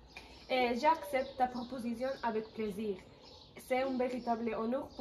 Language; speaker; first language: French; non-native, learner; Spanish